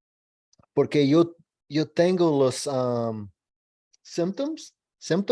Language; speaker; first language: Spanish; non-native, learner; English